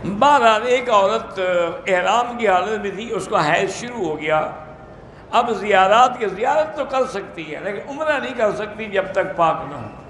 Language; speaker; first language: Urdu; early bilingual, heritage; Urdu